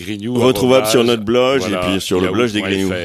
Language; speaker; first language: French; native; French